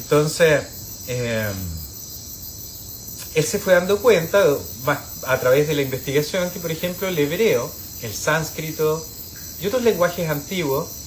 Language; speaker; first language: Spanish; native; Spanish